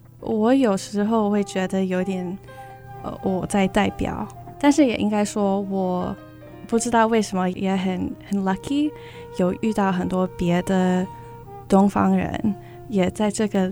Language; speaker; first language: Chinese; early bilingual, heritage; Chinese